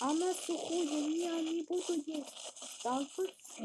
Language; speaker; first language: Russian; early bilingual, heritage; Russian